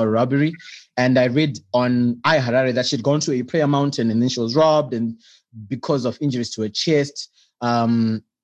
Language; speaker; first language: English; non-native, local second language; Shona